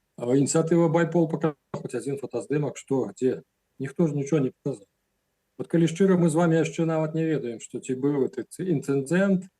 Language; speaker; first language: Belarusian; non-native, local second language; Russian